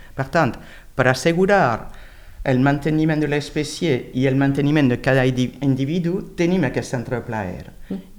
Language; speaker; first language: Catalan; non-native, fluent; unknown